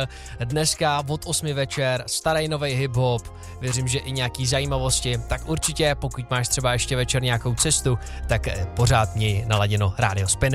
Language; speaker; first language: Czech; native; Czech